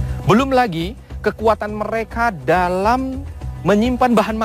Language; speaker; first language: Indonesian; native; Indonesian